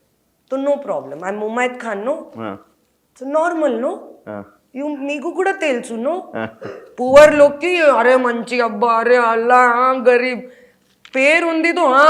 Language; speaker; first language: Telugu; non-native, local second language; Hindi